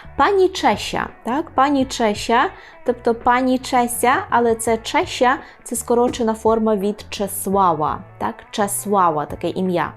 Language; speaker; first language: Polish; non-native, fluent; Ukrainian